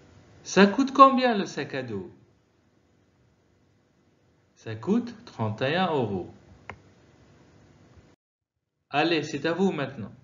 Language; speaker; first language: French; non-native, fluent; Arabic